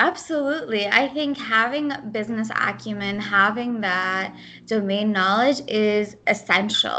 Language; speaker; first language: English; early bilingual, other home language; Gujarati